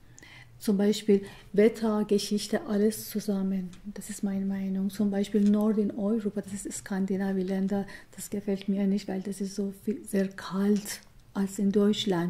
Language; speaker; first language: German; non-native, learner; Persian